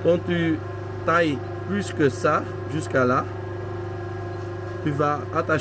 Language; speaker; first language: French; non-native, local second language; Dutch